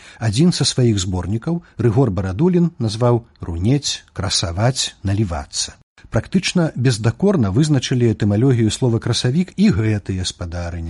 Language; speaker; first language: Belarusian; native; Belarusian